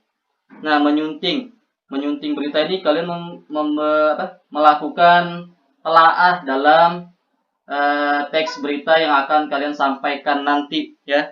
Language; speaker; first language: Indonesian; native; Indonesian